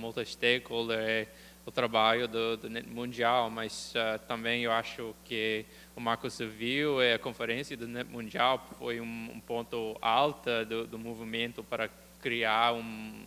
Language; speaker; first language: Portuguese; non-native, fluent; English